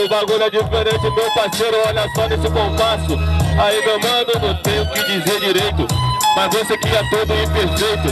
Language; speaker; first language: Portuguese; native; Portuguese